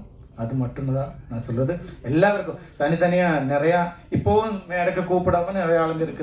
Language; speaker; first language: Tamil; non-native, learner; Malayalam